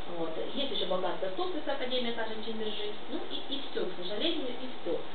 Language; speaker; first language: Russian; non-native, local second language; Ukrainian